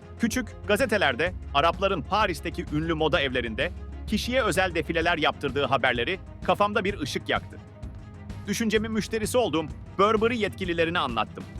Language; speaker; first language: Turkish; native; Turkish